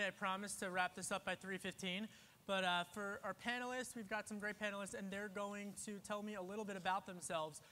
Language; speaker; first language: English; native; English